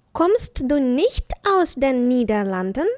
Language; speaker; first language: German; non-native, fluent; Ukrainian